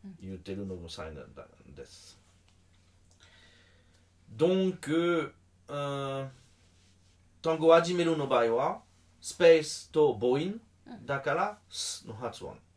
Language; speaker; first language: Japanese; non-native, learner; French